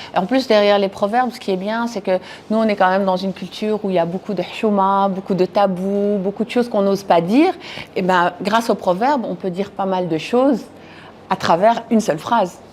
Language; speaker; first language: French; native; French